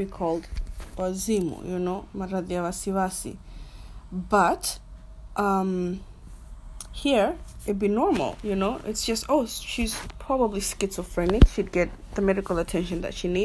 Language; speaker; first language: English; non-native, local second language; Swahili